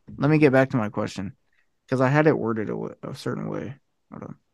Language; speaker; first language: English; native; English